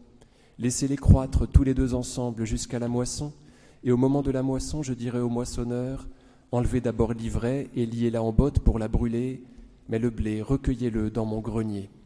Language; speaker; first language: French; native; French